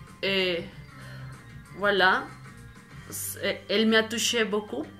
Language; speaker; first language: French; non-native, fluent; Spanish